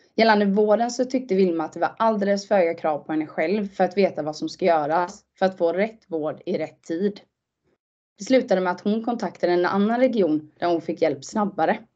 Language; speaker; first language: Swedish; native; Swedish